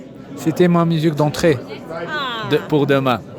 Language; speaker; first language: French; non-native, fluent; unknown